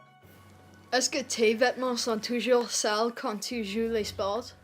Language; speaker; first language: French; non-native, learner; English